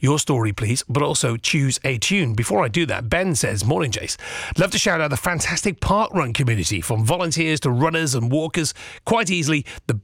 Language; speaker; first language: English; native; English